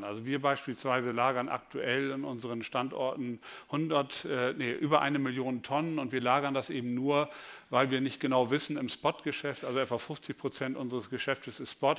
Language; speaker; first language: German; native; German